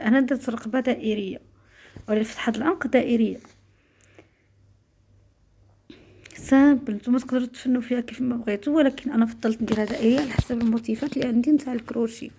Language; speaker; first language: Arabic; native; Arabic